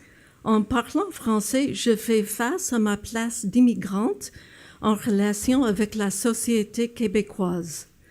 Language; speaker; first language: French; non-native, fluent; English